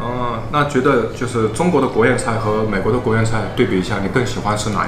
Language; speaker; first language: Chinese; native; Chinese